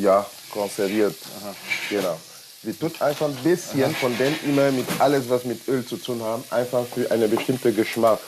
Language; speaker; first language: German; non-native, learner; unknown